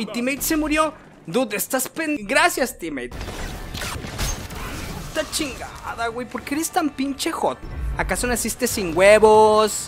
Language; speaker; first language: Spanish; native; Spanish